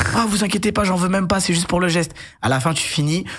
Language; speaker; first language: French; native; French